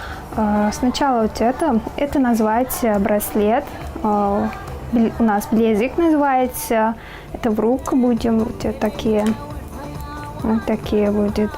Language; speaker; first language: Russian; non-native, learner; Turkmen